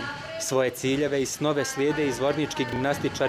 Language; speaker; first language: Bosnian; native; Bosnian